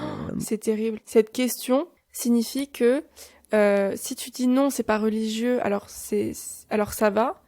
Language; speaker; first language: French; native; French